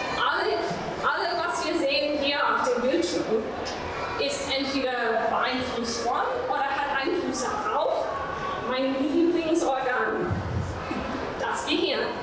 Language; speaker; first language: German; non-native, fluent; English